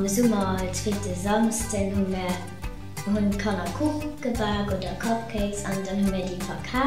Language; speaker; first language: German; non-native, local second language; Luxembourgish